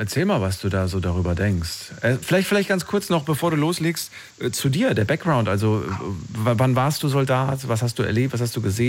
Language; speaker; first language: German; native; German